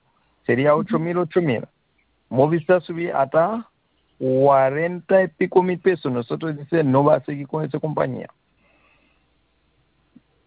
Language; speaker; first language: Spanish; non-native, learner; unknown